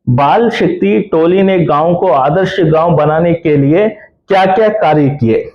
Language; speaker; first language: Hindi; non-native, local second language; Kannada